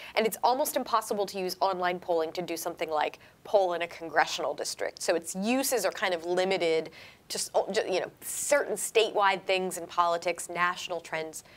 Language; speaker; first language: English; native; English